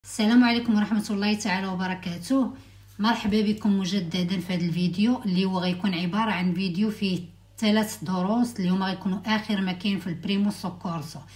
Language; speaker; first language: Arabic; native; Arabic